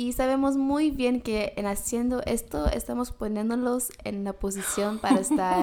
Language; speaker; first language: Spanish; early bilingual, heritage; Spanish